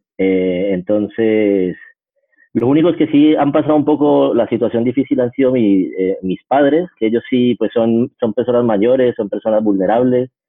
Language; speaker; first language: Spanish; native; Spanish